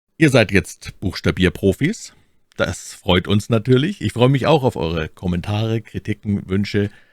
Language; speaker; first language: German; native; German